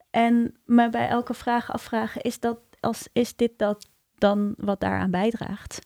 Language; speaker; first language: Dutch; native; Dutch